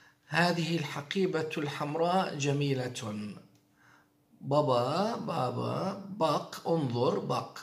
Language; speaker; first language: Arabic; non-native, fluent; Turkish